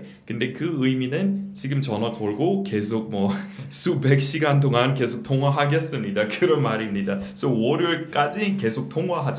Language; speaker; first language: Korean; non-native, fluent; English